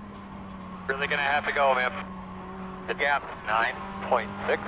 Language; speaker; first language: English; native; English